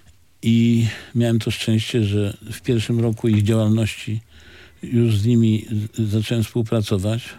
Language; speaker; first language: Polish; native; Polish